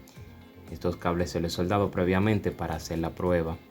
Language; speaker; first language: Spanish; native; Spanish